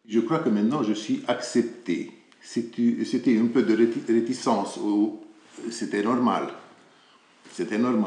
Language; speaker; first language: French; non-native, fluent; Romanian